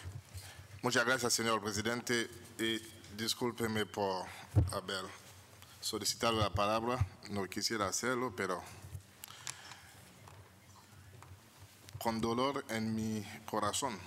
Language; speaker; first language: Spanish; non-native, fluent; Haitian Creole